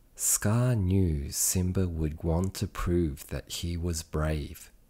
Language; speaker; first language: English; early bilingual, other home language; Japanese